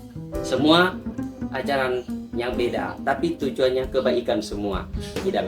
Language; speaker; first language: Indonesian; non-native, learner; Thai